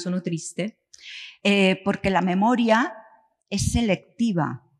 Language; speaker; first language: Italian; non-native, learner; Spanish